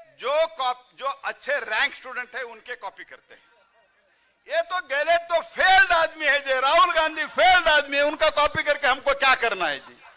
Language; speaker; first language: Hindi; non-native, local second language; Kannada